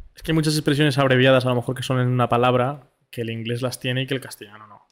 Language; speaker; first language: Spanish; native; Spanish